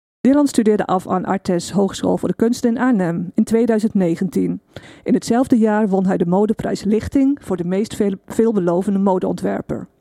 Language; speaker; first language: Dutch; native; Dutch